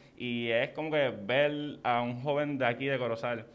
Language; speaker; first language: Spanish; native; Spanish